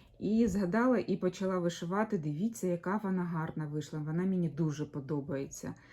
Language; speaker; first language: Ukrainian; non-native, local second language; Russian